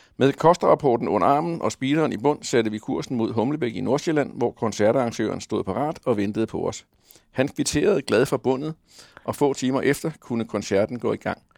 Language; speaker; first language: Danish; native; Danish